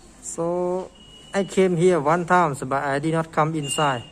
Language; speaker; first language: English; non-native, learner; Thai